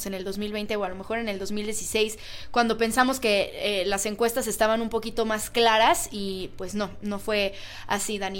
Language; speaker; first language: Spanish; native; Spanish